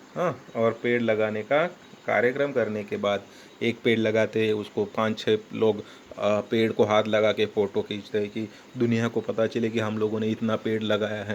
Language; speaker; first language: Hindi; non-native, local second language; Marathi